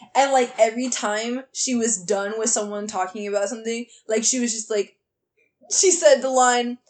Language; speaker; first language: English; native; English